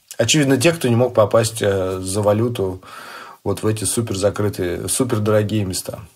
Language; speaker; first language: Russian; native; Russian